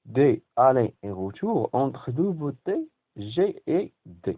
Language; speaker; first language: French; non-native, local second language; Arabic